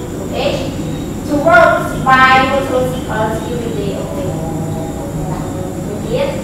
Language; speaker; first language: English; non-native, learner; Khmer